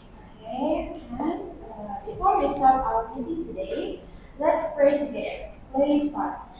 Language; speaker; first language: English; non-native, learner; Indonesian